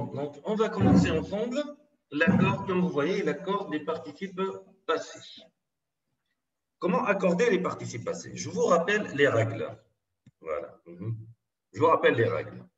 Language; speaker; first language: French; non-native, local second language; Arabic